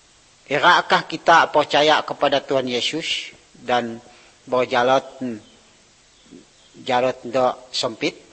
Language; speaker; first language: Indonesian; non-native, local second language; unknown